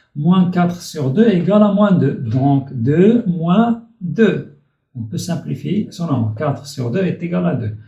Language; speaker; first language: French; non-native, local second language; Arabic